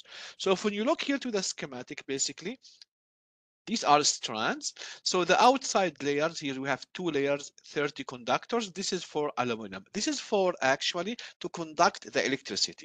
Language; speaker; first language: English; non-native, fluent; Arabic